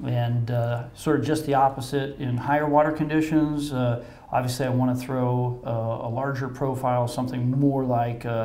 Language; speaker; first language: English; native; English